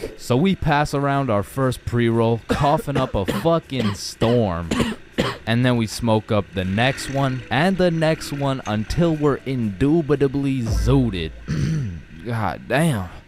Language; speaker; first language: English; native; English